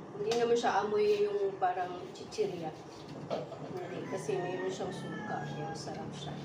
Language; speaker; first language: Filipino; non-native, local second language; Cebuano